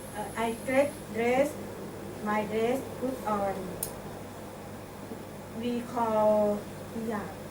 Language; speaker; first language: English; non-native, learner; Thai